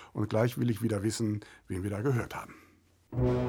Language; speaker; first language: German; native; German